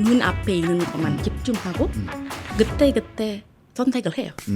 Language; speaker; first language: Korean; non-native, fluent; Indonesian